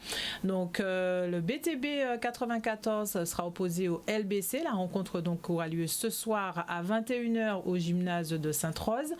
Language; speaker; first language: French; native; French